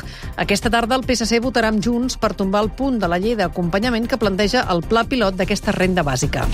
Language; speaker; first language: Catalan; native; Catalan